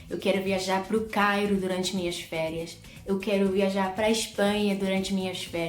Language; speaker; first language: Portuguese; non-native, fluent; Arabic